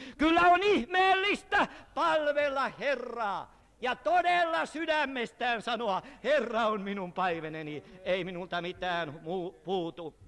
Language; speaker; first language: Finnish; native; Finnish